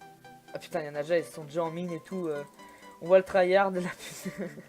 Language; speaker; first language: French; native; French